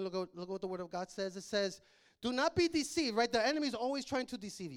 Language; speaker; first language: English; native; English